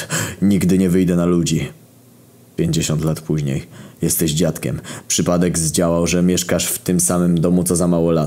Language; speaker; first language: Polish; native; Polish